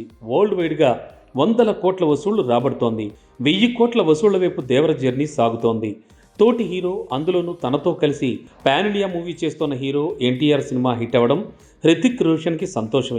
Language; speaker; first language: Telugu; native; Telugu